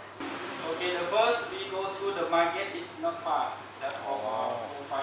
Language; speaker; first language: English; non-native, learner; Thai